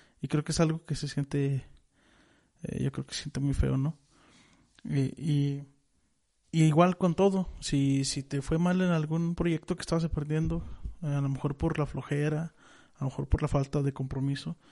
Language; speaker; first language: Spanish; native; Spanish